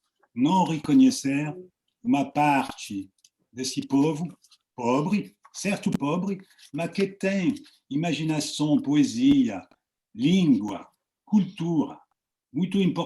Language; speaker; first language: Portuguese; non-native, fluent; French